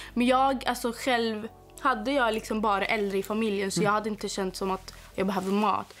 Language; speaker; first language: Swedish; non-native, fluent; Arabic